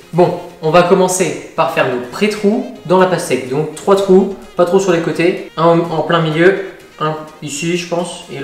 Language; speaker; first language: French; native; French